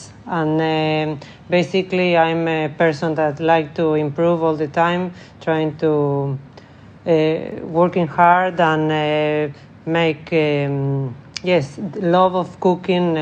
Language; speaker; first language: English; non-native, learner; Spanish